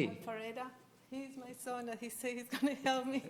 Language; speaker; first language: English; non-native, fluent; Spanish